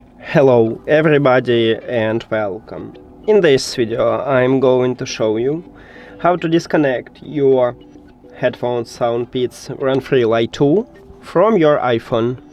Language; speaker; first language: English; non-native, fluent; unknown